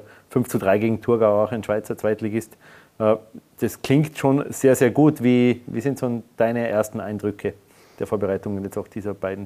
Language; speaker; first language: German; native; German